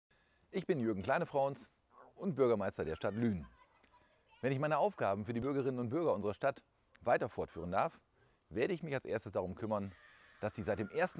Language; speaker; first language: German; native; German